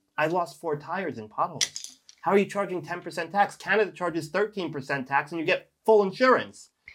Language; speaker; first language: English; native; English